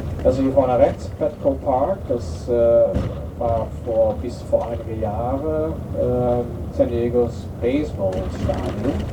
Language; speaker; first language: German; non-native, fluent; English